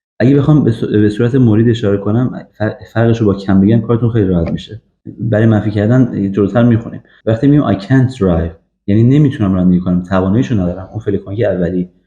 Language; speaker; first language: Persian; native; Persian